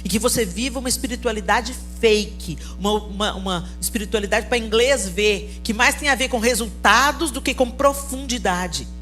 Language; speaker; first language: Portuguese; native; Portuguese